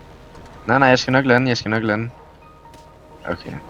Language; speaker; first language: Danish; native; Danish